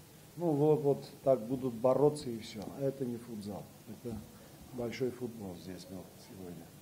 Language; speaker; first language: Russian; non-native, fluent; Armenian